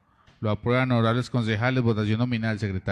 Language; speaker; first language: Spanish; native; Spanish